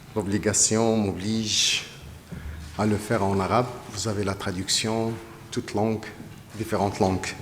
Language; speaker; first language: French; non-native, local second language; Arabic